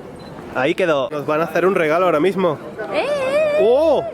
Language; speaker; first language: Spanish; native; Spanish